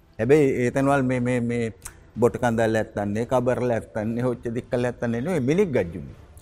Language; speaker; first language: Sinhala; native; Sinhala